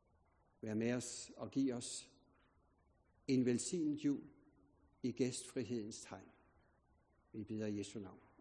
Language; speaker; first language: Danish; native; Danish